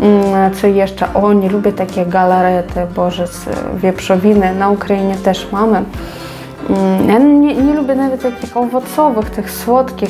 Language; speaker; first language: Polish; non-native, fluent; Ukrainian